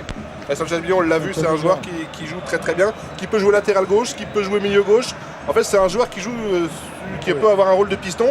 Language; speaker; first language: French; native; French